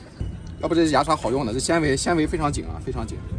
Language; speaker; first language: Chinese; native; Chinese